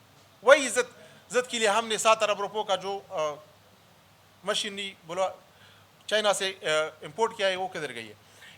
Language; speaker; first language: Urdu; early bilingual, other home language; Pashto